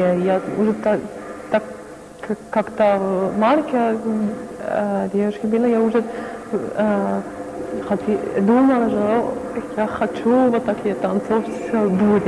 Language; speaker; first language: Russian; non-native, learner; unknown